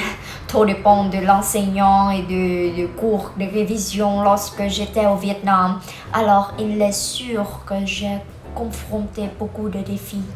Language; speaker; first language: French; non-native, learner; Vietnamese